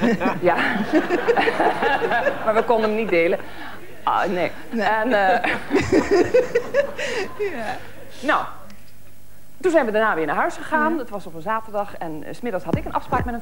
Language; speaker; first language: Dutch; native; Dutch